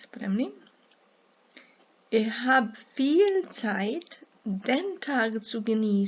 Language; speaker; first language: German; non-native, fluent; Serbian